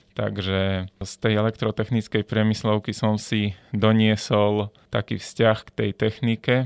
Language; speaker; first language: Slovak; native; Slovak